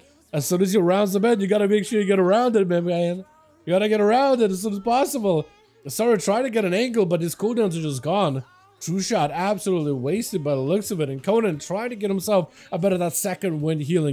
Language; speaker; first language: English; native; English